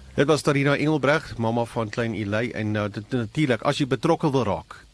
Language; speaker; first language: Afrikaans; native; Afrikaans